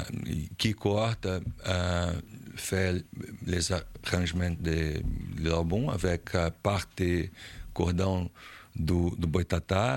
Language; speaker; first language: French; non-native, learner; Portuguese